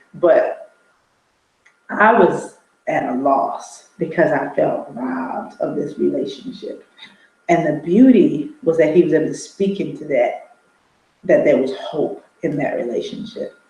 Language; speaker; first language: English; native; English